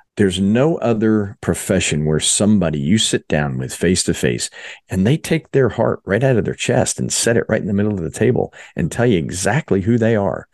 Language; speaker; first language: English; native; English